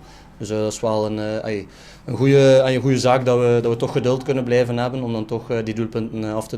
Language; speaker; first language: Dutch; native; Dutch